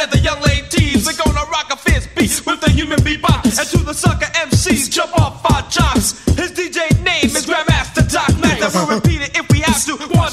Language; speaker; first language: English; native; English